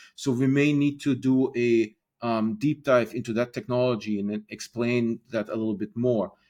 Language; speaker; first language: English; non-native, fluent; German